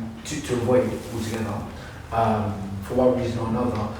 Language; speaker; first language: English; native; English